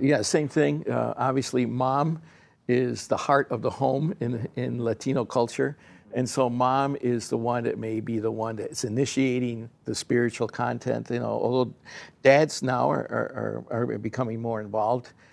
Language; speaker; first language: English; early bilingual, other home language; Spanish